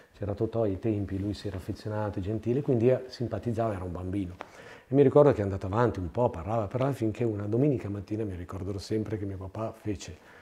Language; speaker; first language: Italian; native; Italian